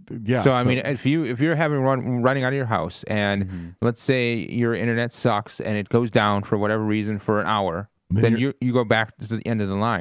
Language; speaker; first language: English; native; English